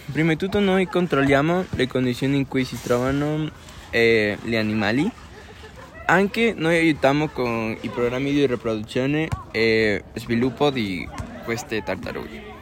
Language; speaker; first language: Italian; non-native, learner; Spanish